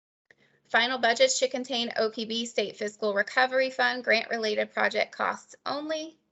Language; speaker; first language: English; native; English